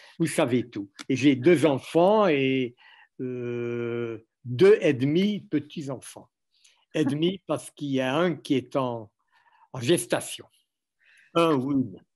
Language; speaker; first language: French; non-native, fluent; Hungarian